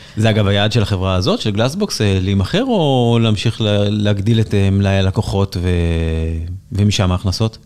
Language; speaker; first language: Hebrew; native; Hebrew